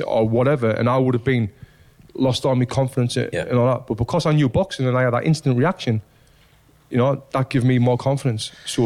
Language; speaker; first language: English; native; English